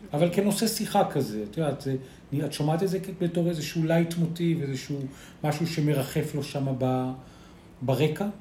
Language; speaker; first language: Hebrew; early bilingual, other home language; Spanish